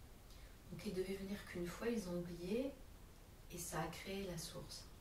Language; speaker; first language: French; native; French